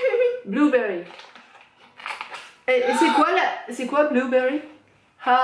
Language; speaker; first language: French; native; French